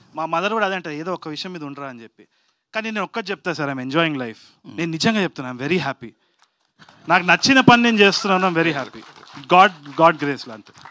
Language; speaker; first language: Telugu; native; Telugu